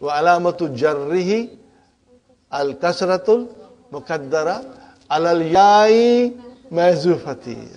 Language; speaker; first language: Arabic; non-native, fluent; English